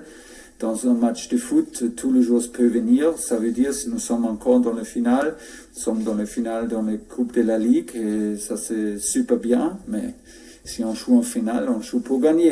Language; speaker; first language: French; non-native, fluent; German